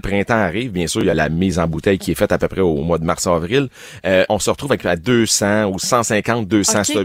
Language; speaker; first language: French; native; French